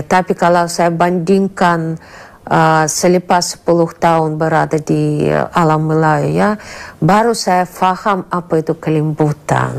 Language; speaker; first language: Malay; non-native, fluent; Russian